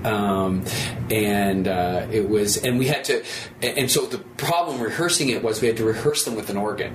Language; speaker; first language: English; native; English